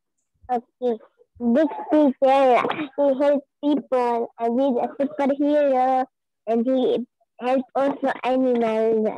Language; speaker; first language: English; non-native, learner; Arabic